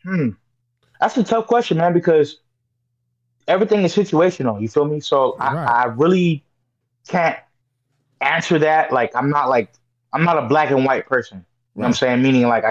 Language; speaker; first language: English; native; English